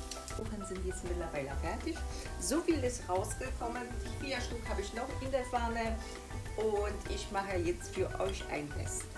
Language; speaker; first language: German; non-native, fluent; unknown